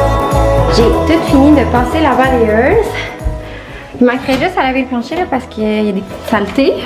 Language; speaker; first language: French; native; French